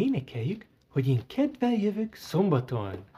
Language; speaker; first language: Hungarian; early bilingual, heritage; Hungarian